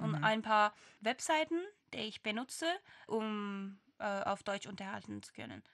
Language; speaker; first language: German; non-native, fluent; Turkish